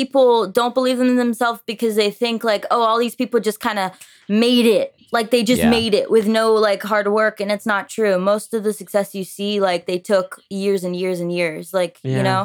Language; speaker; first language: English; early bilingual, other home language; French